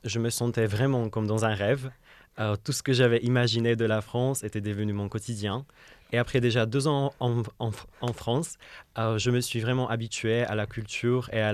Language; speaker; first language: French; non-native, fluent; Czech